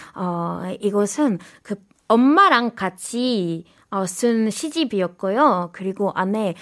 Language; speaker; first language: Korean; non-native, fluent; French